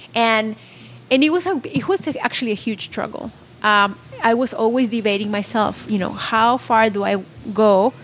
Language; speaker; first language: English; non-native, fluent; Spanish